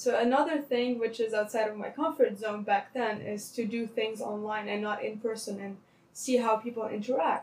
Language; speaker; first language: English; non-native, fluent; Arabic